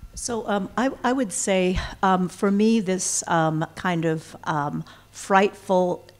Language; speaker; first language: English; native; English